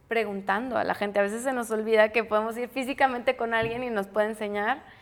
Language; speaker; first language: Spanish; native; Spanish